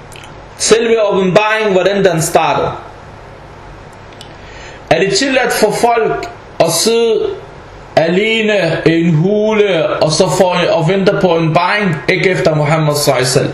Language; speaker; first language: Danish; non-native, fluent; Arabic